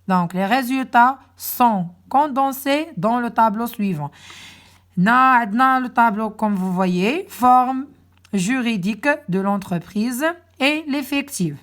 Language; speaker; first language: French; non-native, local second language; Arabic